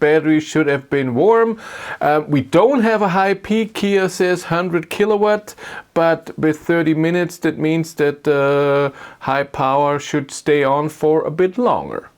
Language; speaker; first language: English; non-native, fluent; German